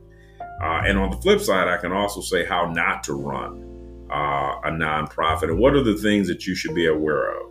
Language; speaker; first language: English; native; English